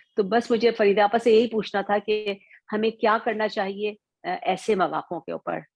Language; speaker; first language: Urdu; native; Urdu